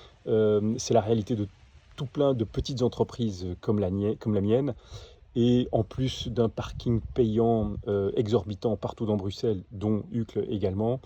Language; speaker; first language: French; native; French